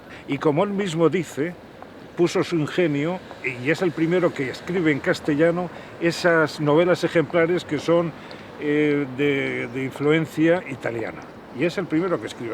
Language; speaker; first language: Spanish; native; Spanish